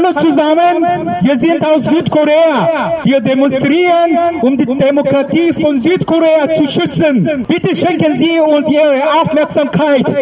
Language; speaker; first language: German; non-native, fluent; Korean